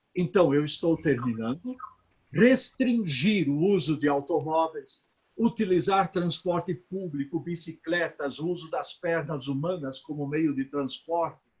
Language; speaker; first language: Portuguese; native; Portuguese